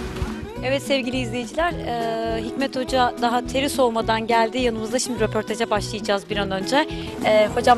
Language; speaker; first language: Turkish; native; Turkish